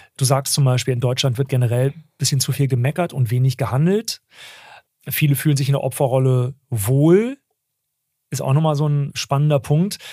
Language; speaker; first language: German; early bilingual, other home language; Turkish